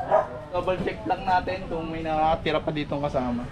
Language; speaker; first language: Filipino; native; Filipino